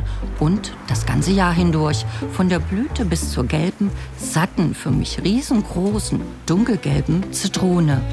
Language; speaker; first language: German; native; German